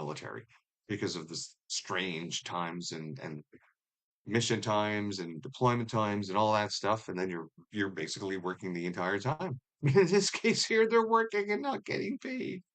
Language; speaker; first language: English; native; English